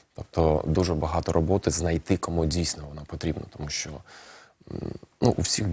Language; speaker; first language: Ukrainian; non-native, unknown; Russian